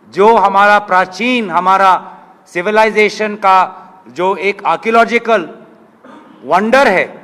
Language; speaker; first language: Hindi; non-native, local second language; Assamese